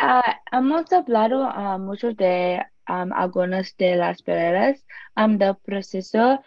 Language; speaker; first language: Spanish; non-native, learner; English